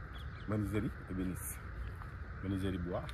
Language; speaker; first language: French; non-native, local second language; Wolof